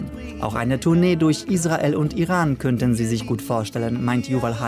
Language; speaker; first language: German; native; German